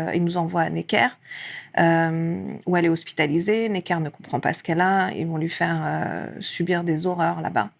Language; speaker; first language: French; early bilingual, other home language; Persian